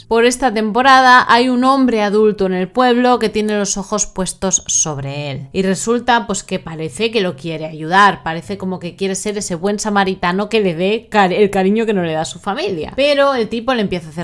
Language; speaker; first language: Spanish; native; Spanish